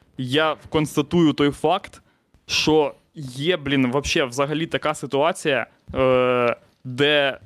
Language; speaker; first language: Ukrainian; non-native, local second language; Russian